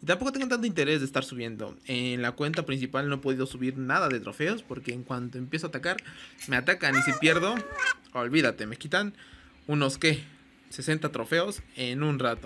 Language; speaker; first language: Spanish; native; Spanish